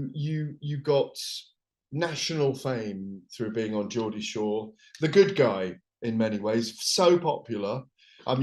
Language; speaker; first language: English; native; English